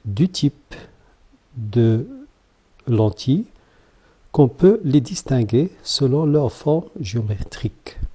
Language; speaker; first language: French; non-native, local second language; Arabic